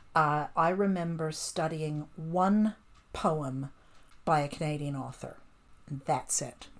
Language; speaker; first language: English; native; English